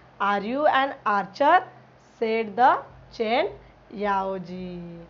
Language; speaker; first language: English; non-native, local second language; Marathi